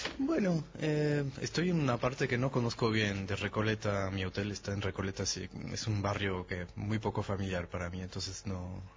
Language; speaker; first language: Spanish; non-native, fluent; French